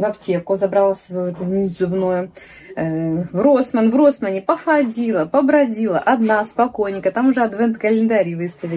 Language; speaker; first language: Russian; native; Russian